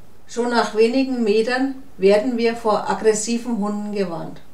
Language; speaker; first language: German; native; German